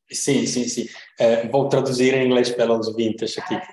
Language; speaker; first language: Portuguese; non-native, learner; Italian